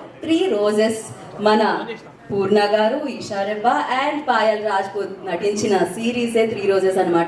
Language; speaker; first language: Telugu; native; Telugu